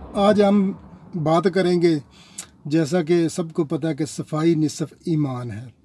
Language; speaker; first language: Urdu; non-native, local second language; Punjabi